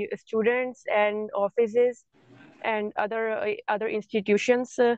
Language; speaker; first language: English; non-native, local second language; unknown